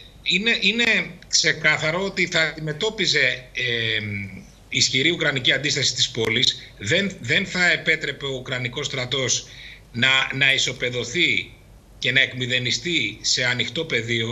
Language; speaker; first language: Greek; native; Greek